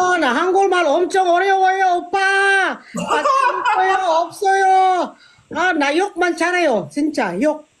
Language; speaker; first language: Korean; non-native, learner; Filipino